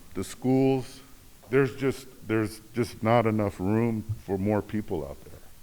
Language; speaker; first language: English; native; English